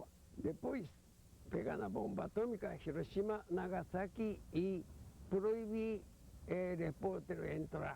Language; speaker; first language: Portuguese; non-native, learner; Japanese